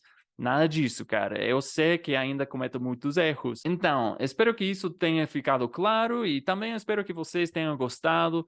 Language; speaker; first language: Portuguese; non-native, fluent; English